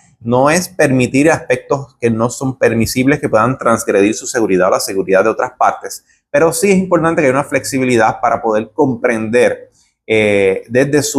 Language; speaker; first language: Spanish; native; Spanish